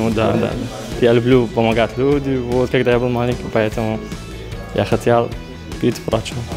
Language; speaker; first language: Russian; non-native, learner; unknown